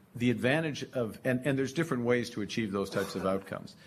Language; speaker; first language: English; native; English